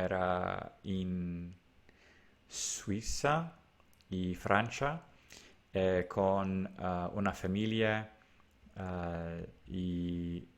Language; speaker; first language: Italian; non-native, learner; English